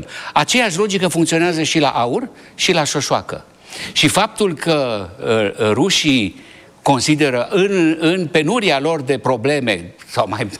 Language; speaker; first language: Romanian; native; Romanian